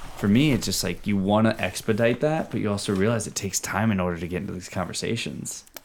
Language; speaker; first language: English; native; English